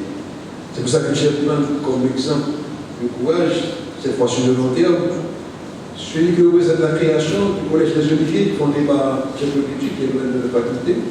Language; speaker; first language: French; non-native, local second language; Haitian Creole